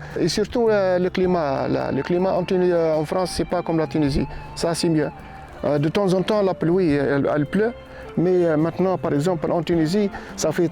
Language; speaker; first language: French; non-native, learner; Arabic